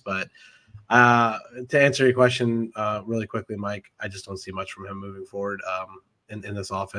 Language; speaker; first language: English; native; English